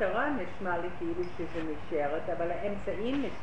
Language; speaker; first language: Hebrew; non-native, fluent; English